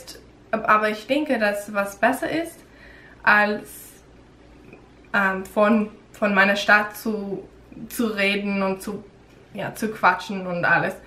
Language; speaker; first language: German; non-native, learner; English